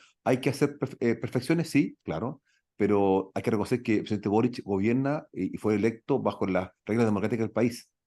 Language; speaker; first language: Spanish; native; Spanish